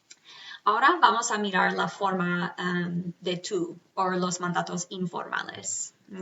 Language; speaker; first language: Spanish; non-native, fluent; English